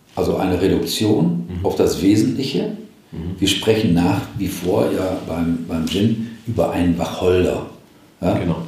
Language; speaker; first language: German; native; German